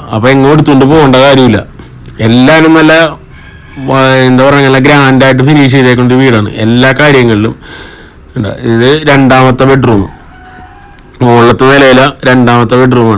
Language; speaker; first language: Malayalam; native; Malayalam